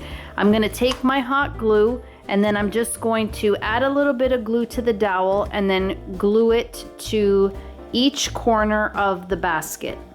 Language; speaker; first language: English; native; English